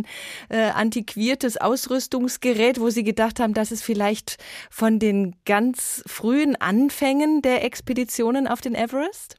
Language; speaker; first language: German; native; German